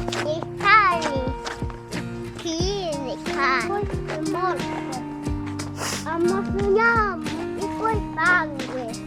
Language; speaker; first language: Italian; early bilingual, other home language; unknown